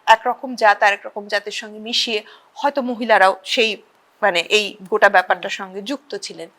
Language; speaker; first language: Bangla; native; Bangla